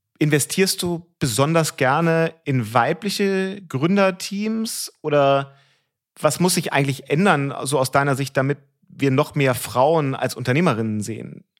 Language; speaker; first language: German; native; German